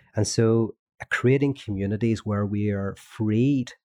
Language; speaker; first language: English; native; English